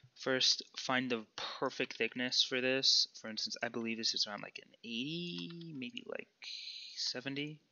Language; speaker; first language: English; native; English